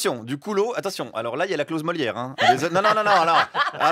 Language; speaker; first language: French; native; French